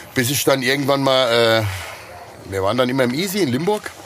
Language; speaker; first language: German; native; German